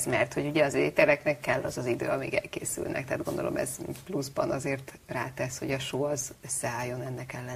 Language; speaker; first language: Hungarian; native; Hungarian